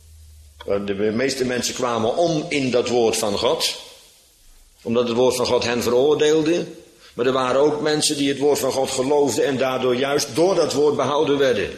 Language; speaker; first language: Dutch; native; Dutch